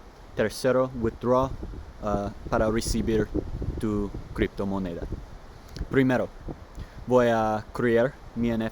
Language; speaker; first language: Spanish; non-native, learner; English